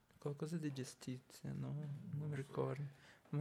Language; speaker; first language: Italian; non-native, learner; Portuguese